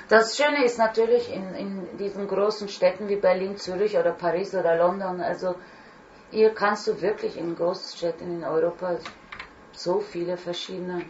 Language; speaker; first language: German; non-native, fluent; Turkish